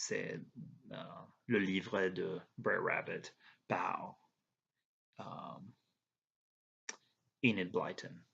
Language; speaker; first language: French; non-native, learner; English